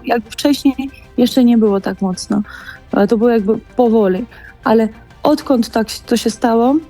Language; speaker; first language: Polish; non-native, fluent; Georgian